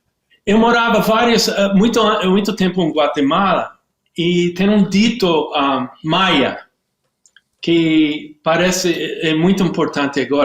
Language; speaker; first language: Portuguese; non-native, learner; English